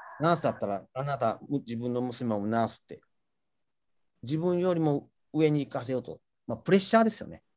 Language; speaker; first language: Japanese; native; Japanese